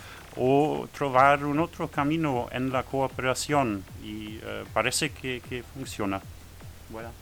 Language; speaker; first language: Spanish; non-native, learner; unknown